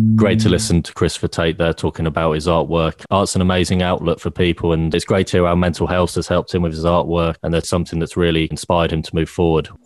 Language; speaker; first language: English; native; English